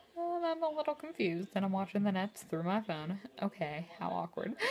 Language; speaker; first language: English; native; English